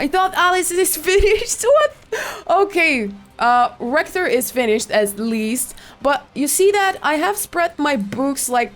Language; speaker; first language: English; non-native, fluent; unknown